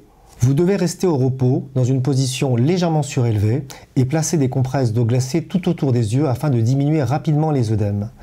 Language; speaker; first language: French; native; French